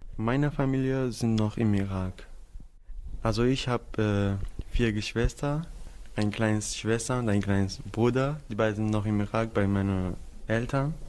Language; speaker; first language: German; non-native, fluent; Kurdish